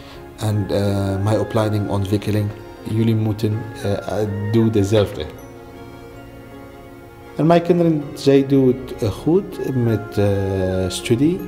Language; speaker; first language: Dutch; non-native, learner; Arabic